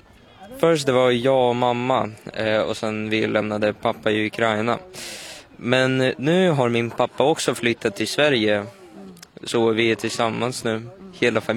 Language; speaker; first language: Swedish; early bilingual, other home language; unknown